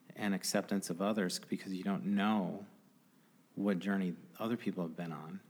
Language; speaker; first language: English; native; English